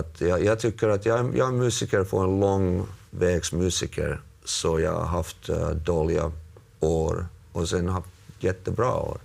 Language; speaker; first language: Swedish; non-native, local second language; Finnish